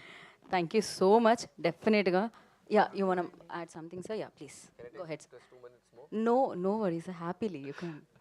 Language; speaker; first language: Telugu; native; Telugu